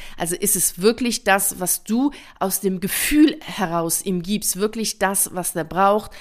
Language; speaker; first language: German; early bilingual, other home language; Persian